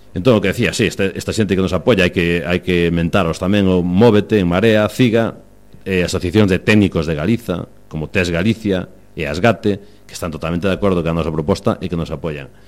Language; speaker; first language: Galician; native; Galician